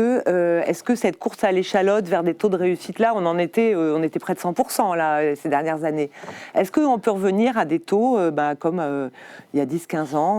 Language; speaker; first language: French; native; French